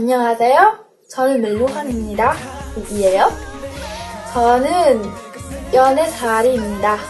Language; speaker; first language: Korean; non-native, learner; French